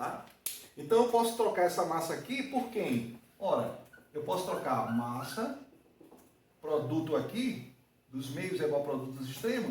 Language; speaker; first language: Portuguese; native; Portuguese